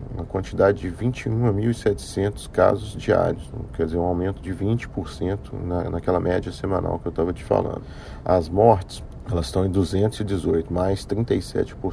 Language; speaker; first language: Portuguese; native; Portuguese